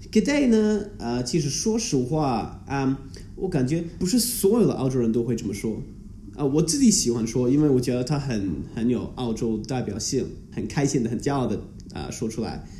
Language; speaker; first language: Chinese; early bilingual, heritage; Chinese